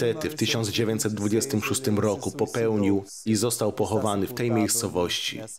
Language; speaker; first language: Polish; native; Polish